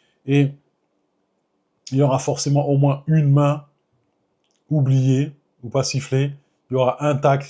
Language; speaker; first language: French; native; French